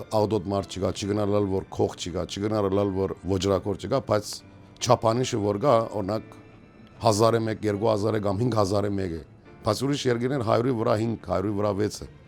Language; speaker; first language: Armenian; early bilingual, heritage; Armenian